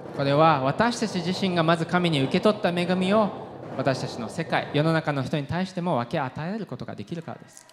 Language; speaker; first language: Japanese; non-native, fluent; English